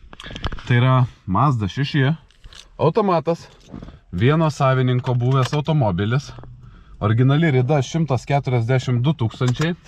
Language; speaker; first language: Lithuanian; native; Lithuanian